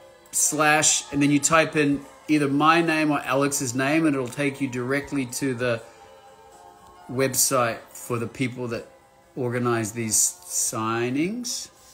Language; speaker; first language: English; native; English